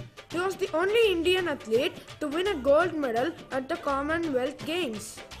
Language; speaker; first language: English; non-native, local second language; Tamil